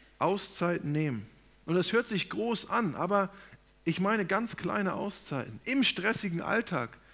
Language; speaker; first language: German; native; German